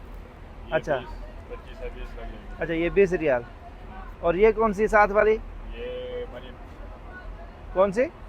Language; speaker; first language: Hindi; native; Hindi